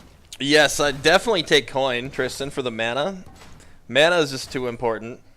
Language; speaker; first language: English; native; English